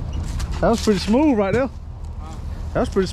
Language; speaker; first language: English; native; English